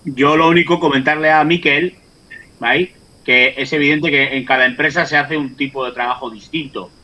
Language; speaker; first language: Spanish; native; Spanish